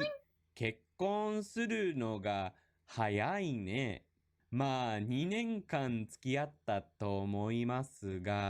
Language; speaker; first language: Japanese; non-native, fluent; English